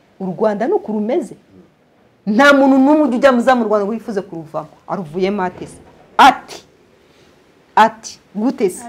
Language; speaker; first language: Kinyarwanda; early bilingual, heritage; Kinyarwanda